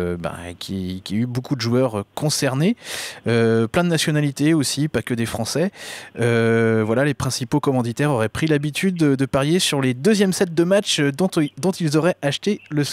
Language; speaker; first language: French; native; French